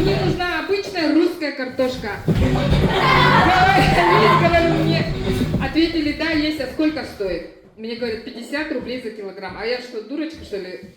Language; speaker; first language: Russian; native; Russian